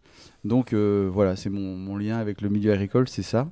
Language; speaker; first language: French; native; French